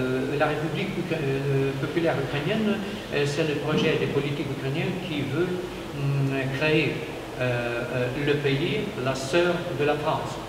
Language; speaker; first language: French; non-native, learner; Ukrainian